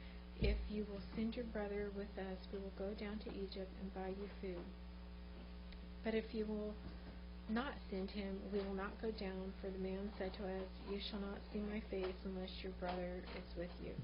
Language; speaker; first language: English; native; English